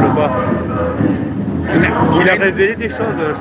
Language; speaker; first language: French; native; French